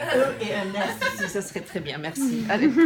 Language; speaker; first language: French; non-native, fluent; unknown